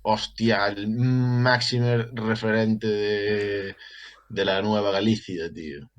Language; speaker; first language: Spanish; non-native, local second language; Galician